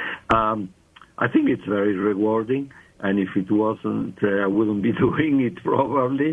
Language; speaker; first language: English; non-native, fluent; Spanish